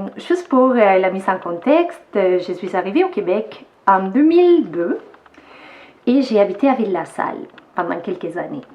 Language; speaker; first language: French; non-native, fluent; Spanish